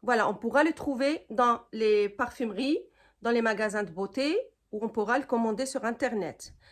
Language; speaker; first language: French; non-native, local second language; Arabic